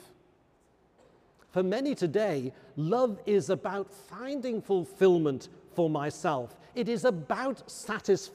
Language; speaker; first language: English; native; English